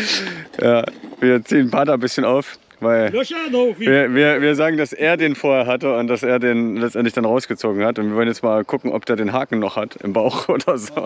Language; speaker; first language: German; native; German